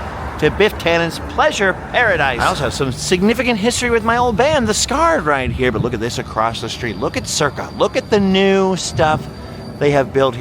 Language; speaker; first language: English; native; English